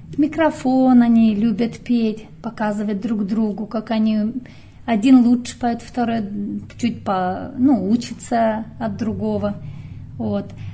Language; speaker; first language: Russian; native; Russian